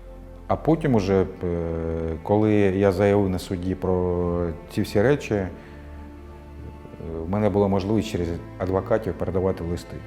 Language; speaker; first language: Ukrainian; non-native, local second language; Russian